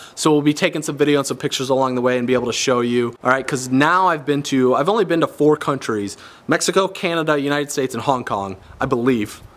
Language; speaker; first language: English; native; English